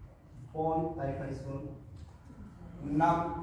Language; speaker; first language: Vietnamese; non-native, learner; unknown